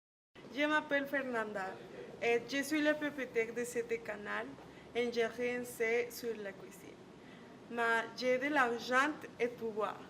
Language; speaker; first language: French; non-native, learner; Spanish